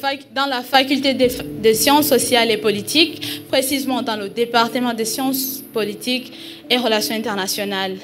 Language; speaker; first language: French; non-native, local second language; Rundi